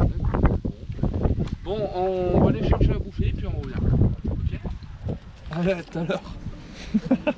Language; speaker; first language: French; native; French